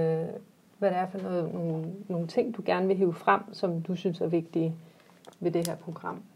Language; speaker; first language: Danish; early bilingual, other home language; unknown